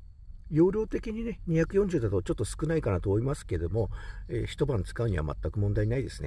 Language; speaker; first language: Japanese; native; Japanese